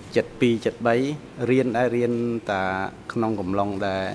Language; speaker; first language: Khmer; non-native, local second language; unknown